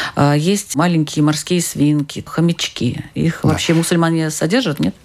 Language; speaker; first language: Russian; native; Russian